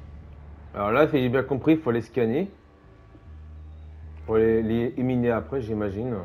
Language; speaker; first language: French; native; French